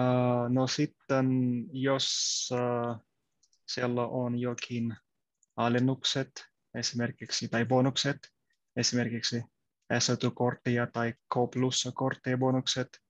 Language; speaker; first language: Finnish; non-native, learner; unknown